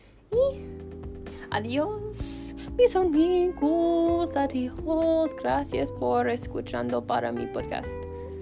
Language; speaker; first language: Spanish; non-native, learner; English